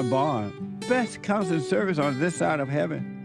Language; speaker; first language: English; native; English